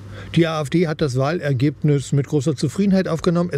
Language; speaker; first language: German; native; German